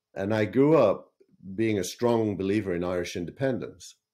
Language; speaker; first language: English; native; English